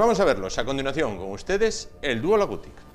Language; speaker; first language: Spanish; native; Spanish